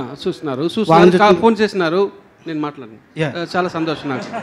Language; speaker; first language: Telugu; non-native, local second language; Tamil